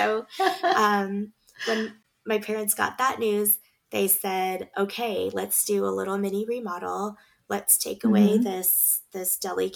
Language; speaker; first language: English; native; English